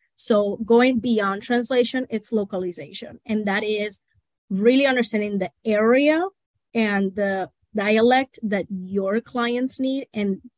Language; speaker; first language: English; non-native, fluent; Spanish